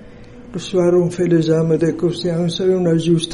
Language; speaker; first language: French; non-native, fluent; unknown